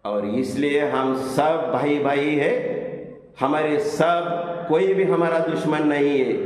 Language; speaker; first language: Hindi; non-native, local second language; Marathi